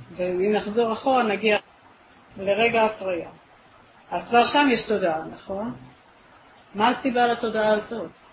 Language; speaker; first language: Hebrew; native; Hebrew